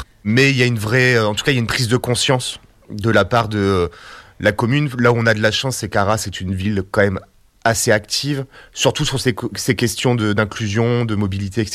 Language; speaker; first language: French; native; French